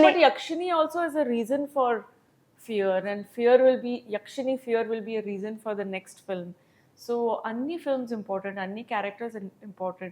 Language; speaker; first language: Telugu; non-native, local second language; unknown